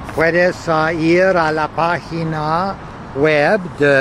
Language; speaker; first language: Spanish; non-native, learner; English